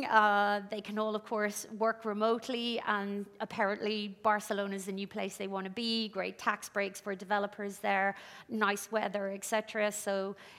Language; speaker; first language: English; native; English